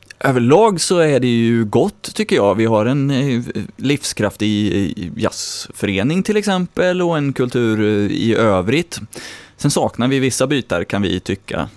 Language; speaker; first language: Swedish; native; Swedish